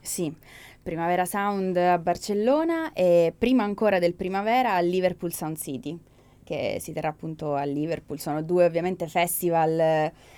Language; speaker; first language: Italian; native; Italian